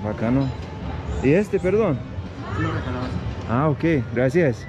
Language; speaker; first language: Spanish; non-native, learner; English